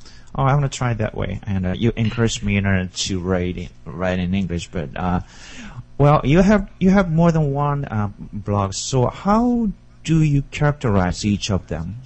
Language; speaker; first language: English; non-native, learner; Japanese